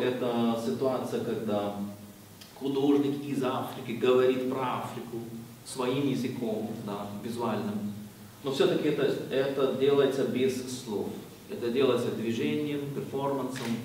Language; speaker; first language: Russian; non-native, fluent; Swedish